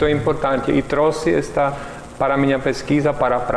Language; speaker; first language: Portuguese; non-native, learner; Czech